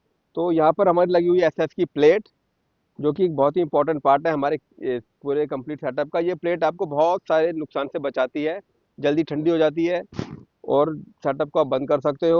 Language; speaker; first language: Hindi; native; Hindi